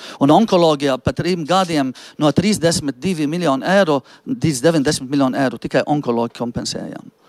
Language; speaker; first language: Latvian; non-native, fluent; Arabic